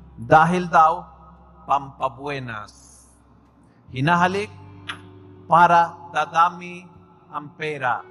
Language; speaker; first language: Filipino; non-native, fluent; Spanish